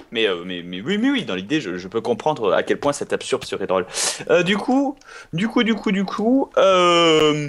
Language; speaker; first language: French; native; French